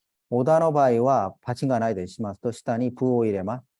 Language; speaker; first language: Japanese; non-native, fluent; Korean